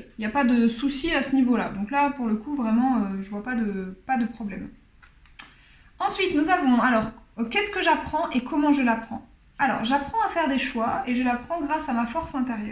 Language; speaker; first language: French; native; French